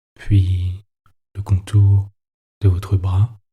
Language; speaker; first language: French; native; French